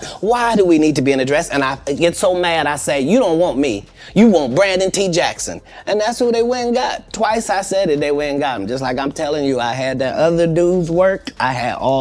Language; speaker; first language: English; native; English